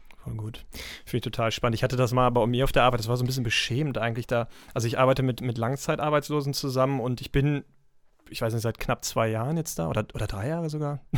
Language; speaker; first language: German; native; German